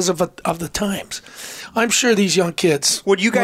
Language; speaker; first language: English; native; English